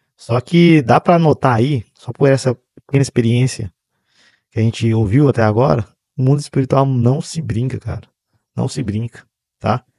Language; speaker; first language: Portuguese; native; Portuguese